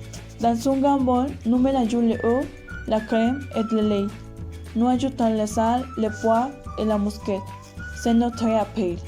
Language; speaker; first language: French; non-native, learner; Spanish